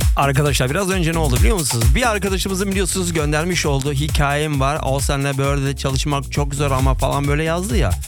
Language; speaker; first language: Turkish; early bilingual, heritage; Turkish